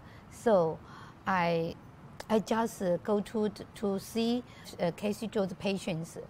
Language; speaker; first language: English; non-native, learner; Chinese